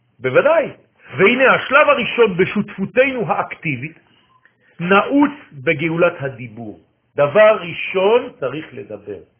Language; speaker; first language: Hebrew; non-native, fluent; French